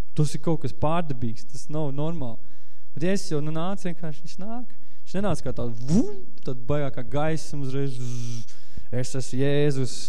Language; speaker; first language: Latvian; native; Latvian